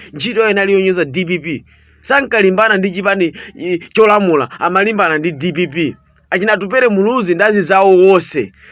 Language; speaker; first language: Nyanja; native; Nyanja